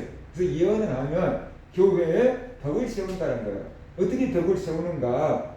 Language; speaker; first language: Korean; native; Korean